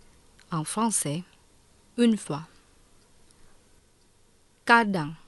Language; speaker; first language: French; non-native, fluent; Indonesian